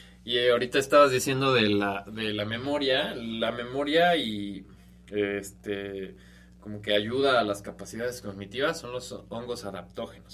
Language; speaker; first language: Spanish; native; Spanish